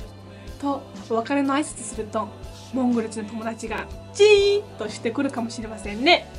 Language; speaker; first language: Japanese; non-native, fluent; Mongolian